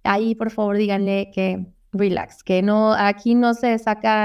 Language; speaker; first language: Spanish; native; Spanish